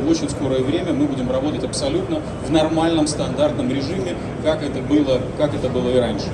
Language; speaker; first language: Russian; native; Russian